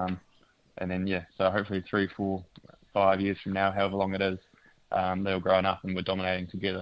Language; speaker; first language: English; native; English